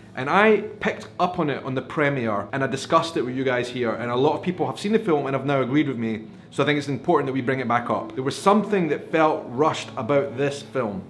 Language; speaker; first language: English; native; English